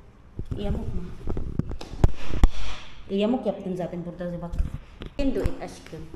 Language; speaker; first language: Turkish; non-native, learner; Filipino